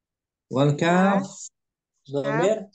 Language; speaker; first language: Arabic; non-native, fluent; Indonesian